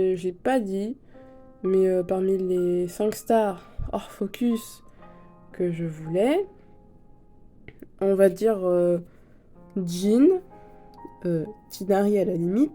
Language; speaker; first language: French; native; French